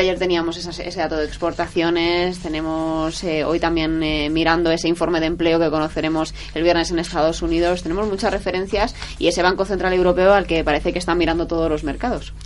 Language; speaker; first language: Spanish; native; Spanish